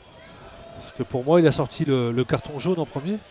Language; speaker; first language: French; native; French